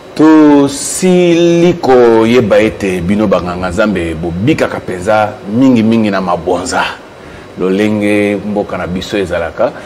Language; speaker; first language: Lingala; native; Lingala